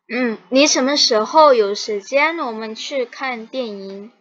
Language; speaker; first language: Chinese; non-native, learner; Indonesian